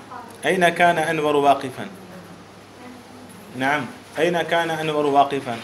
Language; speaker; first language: Arabic; non-native, fluent; Urdu